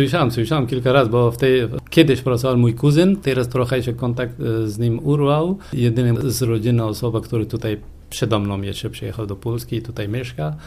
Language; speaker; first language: Polish; non-native, fluent; Persian